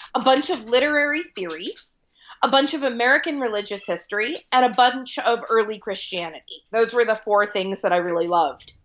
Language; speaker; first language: English; early bilingual, other home language; Hindi